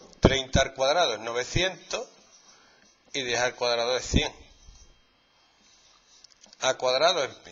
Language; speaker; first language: Spanish; native; Spanish